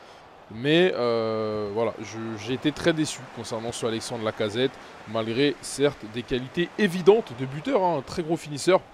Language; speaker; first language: French; native; French